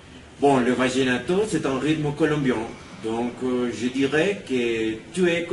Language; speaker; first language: French; non-native, learner; Spanish